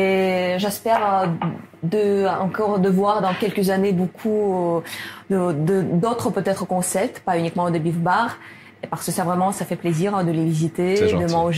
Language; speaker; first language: French; non-native, fluent; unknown